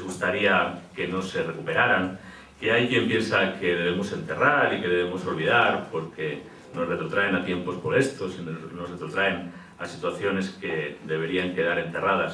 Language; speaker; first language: Spanish; native; Spanish